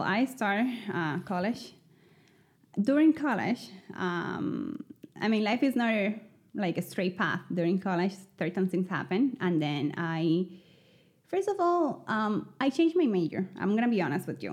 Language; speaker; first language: English; non-native, fluent; Spanish